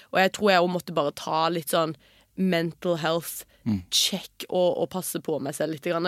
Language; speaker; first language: Norwegian; early bilingual, heritage; Norwegian